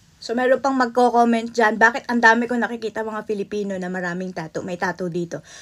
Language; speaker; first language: Filipino; native; Filipino